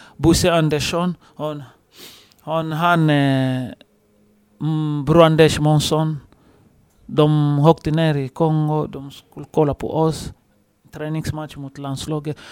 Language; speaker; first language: Swedish; non-native, fluent; Lingala